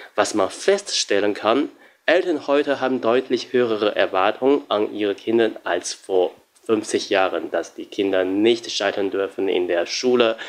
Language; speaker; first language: German; non-native, fluent; Chinese